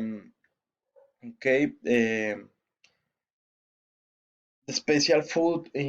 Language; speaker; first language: English; non-native, learner; Spanish